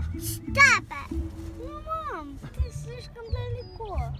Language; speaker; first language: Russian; early bilingual, heritage; Russian